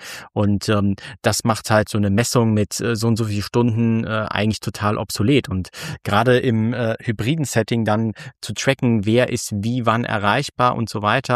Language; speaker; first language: German; native; German